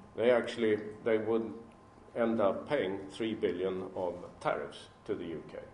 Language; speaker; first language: English; non-native, fluent; Swedish